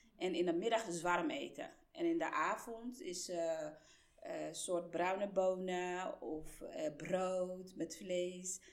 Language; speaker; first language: Dutch; non-native, fluent; Somali